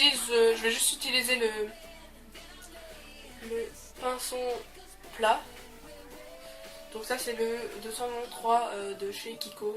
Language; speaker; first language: French; native; French